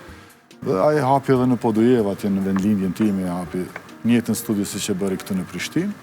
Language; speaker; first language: Albanian; native; Albanian